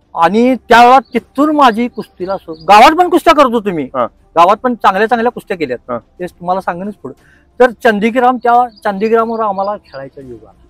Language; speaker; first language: Marathi; native; Marathi